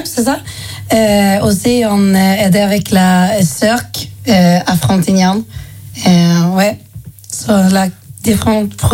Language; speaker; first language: French; non-native, learner; Swedish